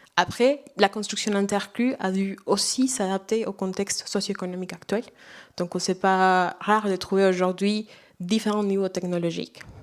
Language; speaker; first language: French; non-native, fluent; Spanish